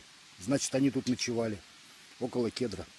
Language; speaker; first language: Russian; native; Russian